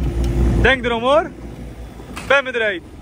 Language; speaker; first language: Dutch; native; Dutch